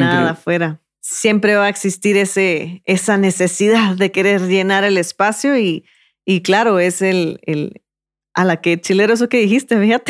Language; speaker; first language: Spanish; native; Spanish